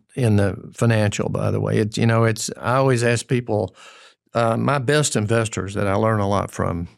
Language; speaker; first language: English; native; English